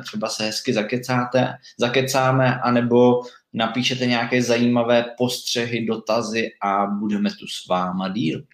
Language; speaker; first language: Czech; native; Czech